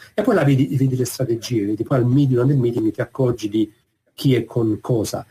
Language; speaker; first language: Italian; native; Italian